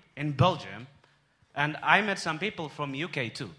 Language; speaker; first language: English; non-native, fluent; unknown